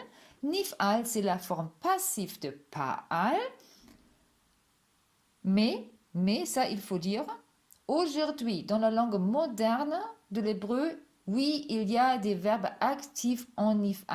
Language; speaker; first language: French; non-native, fluent; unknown